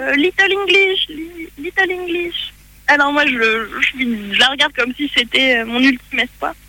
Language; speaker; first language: French; native; French